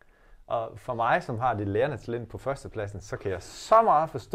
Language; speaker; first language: Danish; native; Danish